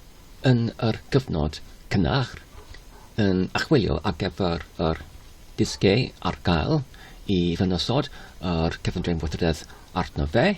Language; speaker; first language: Welsh; non-native, learner; Polish